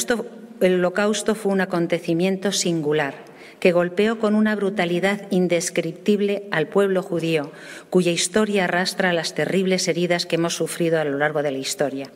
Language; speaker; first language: Spanish; native; Spanish